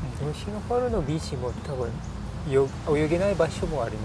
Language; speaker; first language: Japanese; non-native, learner; English